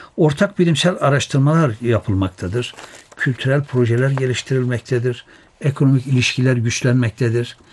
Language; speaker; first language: Turkish; native; Turkish